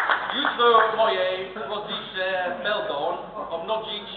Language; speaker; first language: Polish; non-native, learner; English